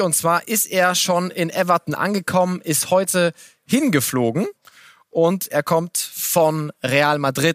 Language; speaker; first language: German; native; German